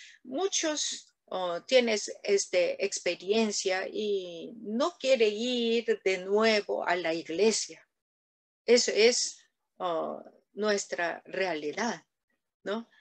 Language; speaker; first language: Spanish; non-native, learner; Korean